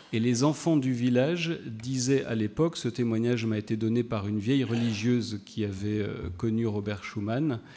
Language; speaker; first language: French; native; French